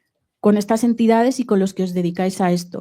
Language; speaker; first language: Spanish; native; Spanish